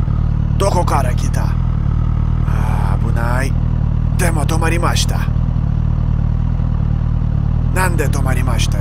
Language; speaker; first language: Japanese; non-native, learner; Russian